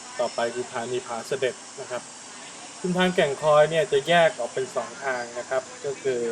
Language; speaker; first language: Thai; native; Thai